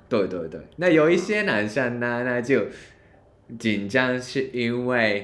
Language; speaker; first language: Chinese; non-native, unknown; Japanese